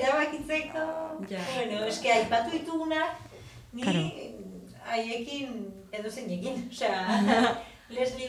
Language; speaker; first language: Basque; non-native, local second language; Spanish